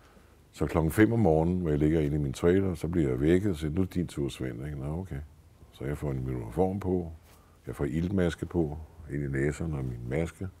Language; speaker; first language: Danish; native; Danish